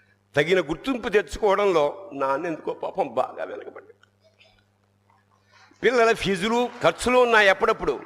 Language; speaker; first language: Telugu; native; Telugu